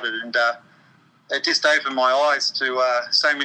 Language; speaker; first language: English; native; English